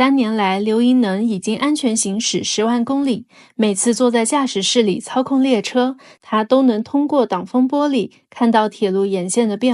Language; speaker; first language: Chinese; native; Chinese